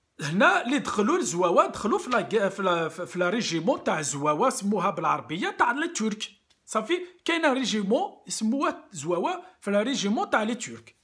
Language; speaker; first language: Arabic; non-native, local second language; Kabyle